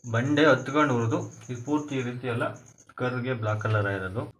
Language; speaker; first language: Kannada; native; Kannada